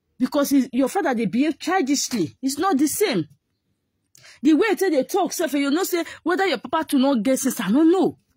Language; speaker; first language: Nigerian Pidgin; non-native, local second language; Igbo